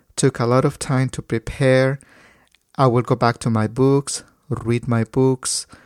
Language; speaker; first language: English; non-native, fluent; Spanish